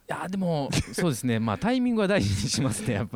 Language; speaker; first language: Japanese; native; Japanese